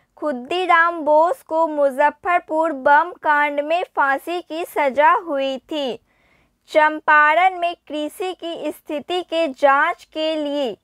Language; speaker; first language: Hindi; native; Hindi